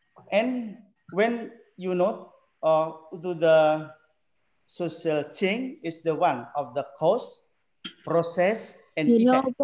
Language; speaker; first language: English; non-native, learner; Indonesian